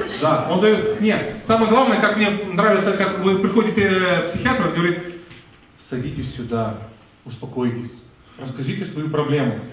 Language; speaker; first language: Russian; non-native, fluent; Lithuanian